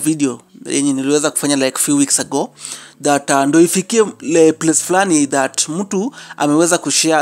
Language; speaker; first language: Swahili; non-native, local second language; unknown